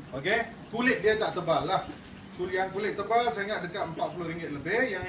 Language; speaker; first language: Malay; non-native, local second language; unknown